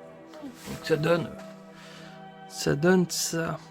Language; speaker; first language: French; native; French